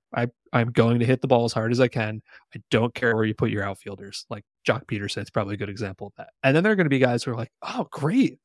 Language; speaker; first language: English; native; English